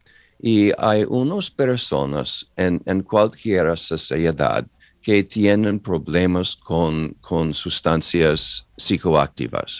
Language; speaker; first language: Spanish; non-native, learner; English